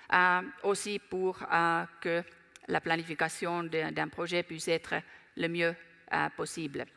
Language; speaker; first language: French; non-native, fluent; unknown